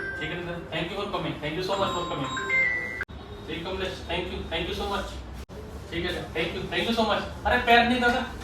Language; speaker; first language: Hindi; native; Hindi